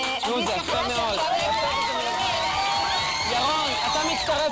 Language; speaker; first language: Hebrew; native; Hebrew